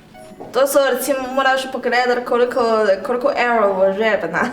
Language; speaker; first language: Slovenian; non-native, learner; Chinese